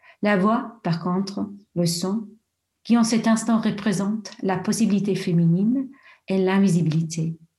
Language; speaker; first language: French; non-native, local second language; German